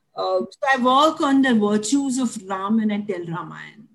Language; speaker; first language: English; non-native, local second language; Tulu